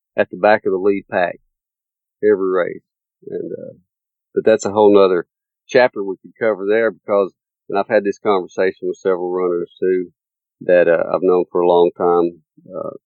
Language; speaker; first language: English; native; English